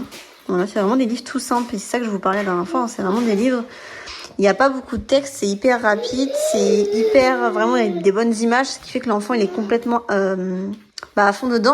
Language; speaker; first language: French; native; French